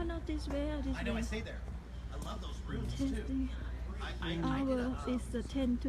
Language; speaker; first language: English; non-native, learner; Thai